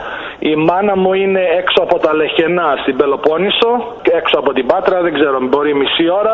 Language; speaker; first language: Greek; early bilingual, heritage; Greek